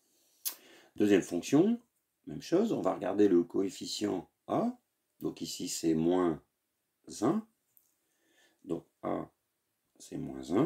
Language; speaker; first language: French; native; French